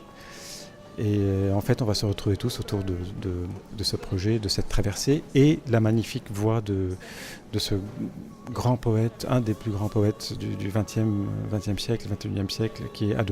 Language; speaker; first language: French; non-native, local second language; Arabic